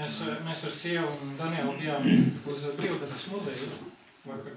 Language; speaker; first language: Latvian; native; Latvian